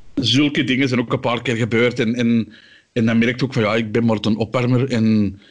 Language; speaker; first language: Dutch; native; Dutch